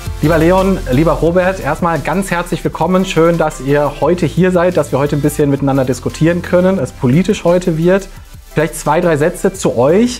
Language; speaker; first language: German; native; German